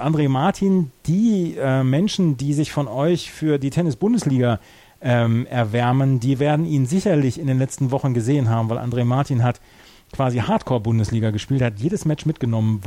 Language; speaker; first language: German; native; German